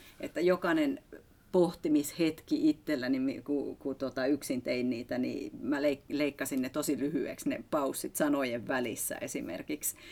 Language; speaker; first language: Finnish; native; Finnish